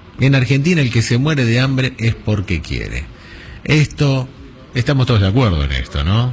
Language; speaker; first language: Spanish; native; Spanish